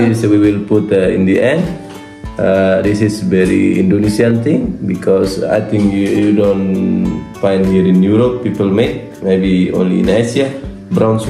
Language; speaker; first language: English; non-native, fluent; Indonesian